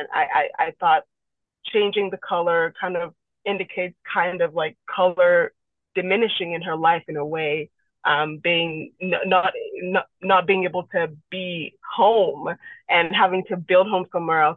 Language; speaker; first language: English; non-native, local second language; Yoruba